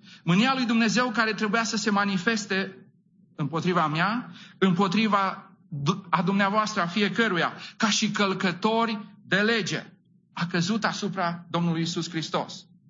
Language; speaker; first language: Romanian; native; Romanian